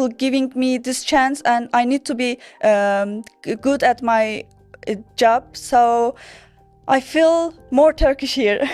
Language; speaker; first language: English; non-native, learner; Turkish